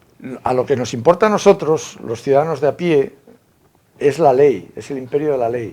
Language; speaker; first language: Spanish; native; Spanish